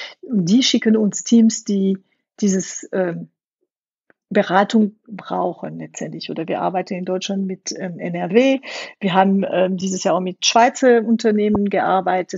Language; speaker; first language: German; non-native, fluent; French